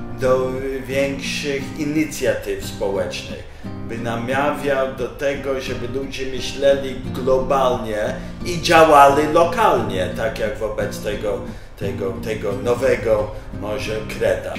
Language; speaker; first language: Polish; non-native, fluent; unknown